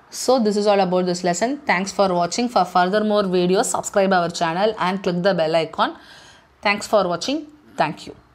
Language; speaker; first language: English; non-native, local second language; Tamil